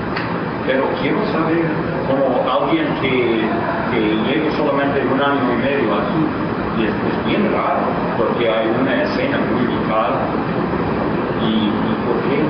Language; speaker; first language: Spanish; non-native, fluent; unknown